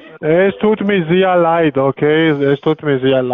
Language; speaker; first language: German; non-native, learner; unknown